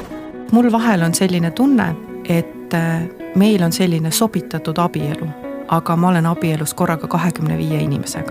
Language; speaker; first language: Estonian; native; Estonian